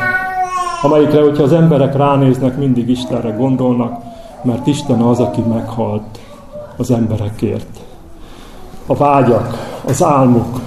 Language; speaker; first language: Hungarian; native; Hungarian